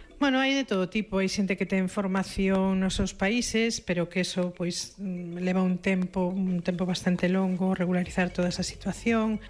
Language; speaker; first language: Galician; non-native, local second language; Spanish